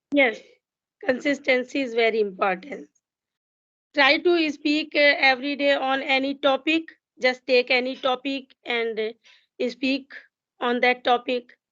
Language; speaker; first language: English; non-native, local second language; Hindi